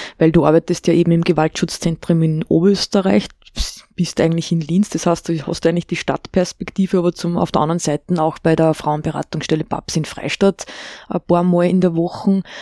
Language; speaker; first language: German; native; German